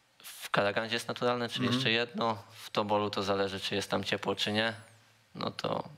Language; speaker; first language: Polish; native; Polish